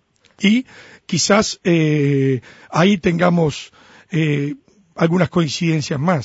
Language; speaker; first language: Spanish; native; Spanish